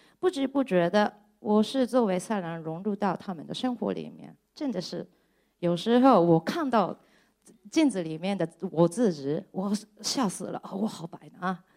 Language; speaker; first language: Chinese; non-native, fluent; Japanese